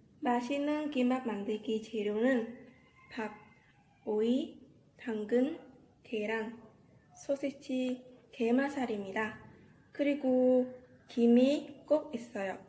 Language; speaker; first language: Korean; non-native, learner; Vietnamese